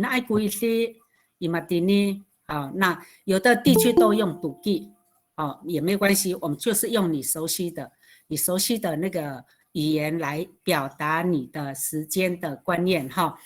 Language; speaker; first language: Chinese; non-native, local second language; Amis